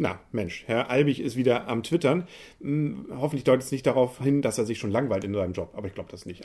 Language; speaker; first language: German; native; German